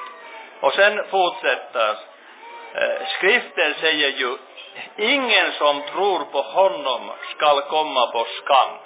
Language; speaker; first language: Swedish; non-native, local second language; Finnish